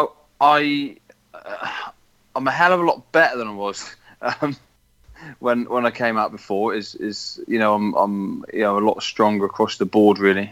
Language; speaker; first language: English; native; English